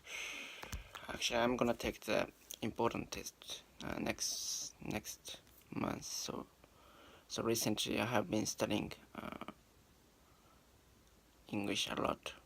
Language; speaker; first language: English; non-native, learner; Japanese